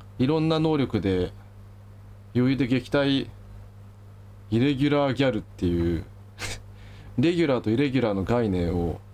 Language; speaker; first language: Japanese; native; Japanese